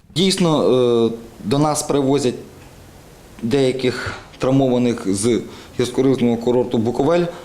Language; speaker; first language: Ukrainian; native; Ukrainian